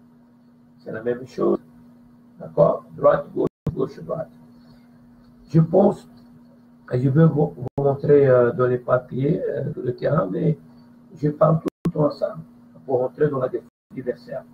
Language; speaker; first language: French; non-native, fluent; Portuguese